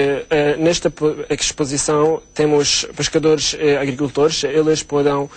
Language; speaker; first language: Portuguese; non-native, learner; Arabic